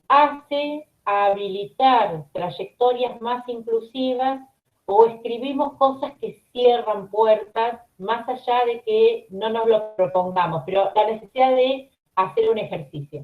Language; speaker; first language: Spanish; native; Spanish